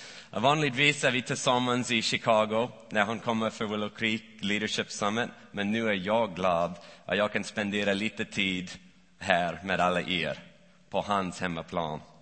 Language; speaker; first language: Swedish; non-native, learner; English